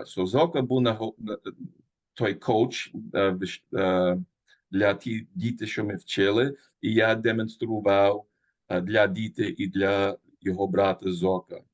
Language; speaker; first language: Ukrainian; early bilingual, heritage; Ukrainian